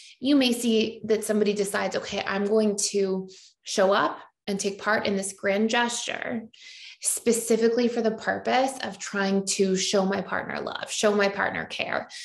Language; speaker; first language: English; native; English